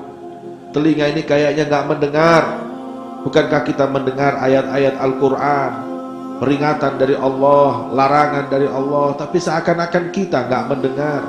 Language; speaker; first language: Indonesian; native; Indonesian